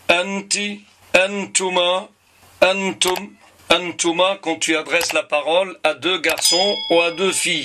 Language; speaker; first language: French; non-native, local second language; Arabic